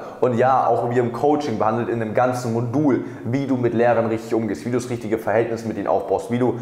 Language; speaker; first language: German; native; German